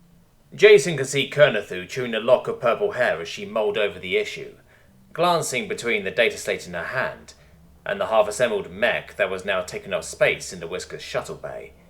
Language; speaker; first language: English; native; English